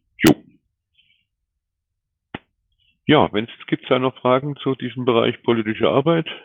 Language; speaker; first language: German; native; German